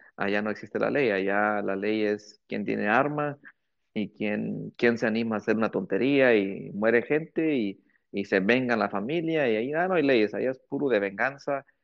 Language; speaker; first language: Spanish; early bilingual, heritage; Spanish